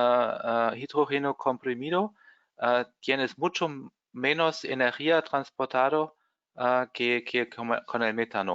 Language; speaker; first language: Spanish; non-native, fluent; German